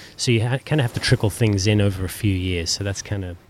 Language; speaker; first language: English; native; English